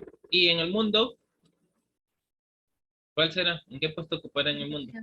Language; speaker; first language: Spanish; native; Spanish